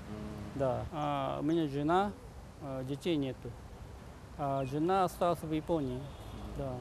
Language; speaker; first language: Russian; non-native, fluent; Japanese